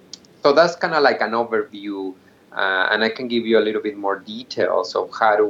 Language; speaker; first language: English; non-native, fluent; Spanish